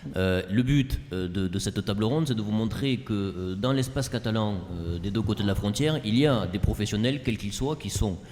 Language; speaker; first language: French; native; French